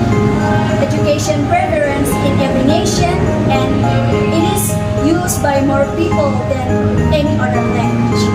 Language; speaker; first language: English; non-native, fluent; Indonesian